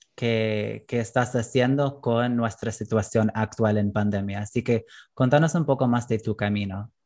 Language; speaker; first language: Spanish; non-native, fluent; English